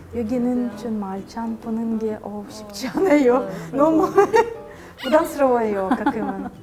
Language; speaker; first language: Korean; non-native, fluent; Russian